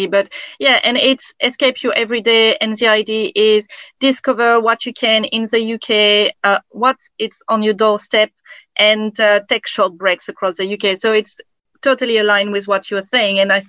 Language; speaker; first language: English; non-native, fluent; French